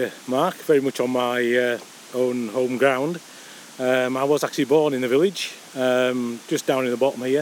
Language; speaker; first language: English; native; English